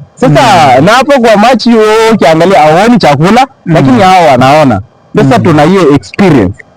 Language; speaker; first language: Swahili; non-native, local second language; Luyia